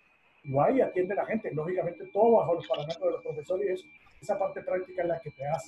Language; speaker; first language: Spanish; native; Spanish